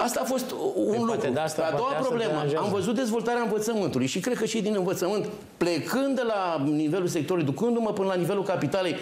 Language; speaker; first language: Romanian; native; Romanian